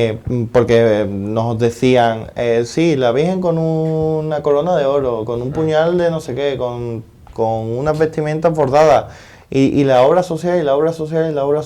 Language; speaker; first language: Spanish; native; Spanish